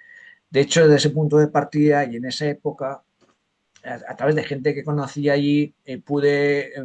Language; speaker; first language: Spanish; native; Spanish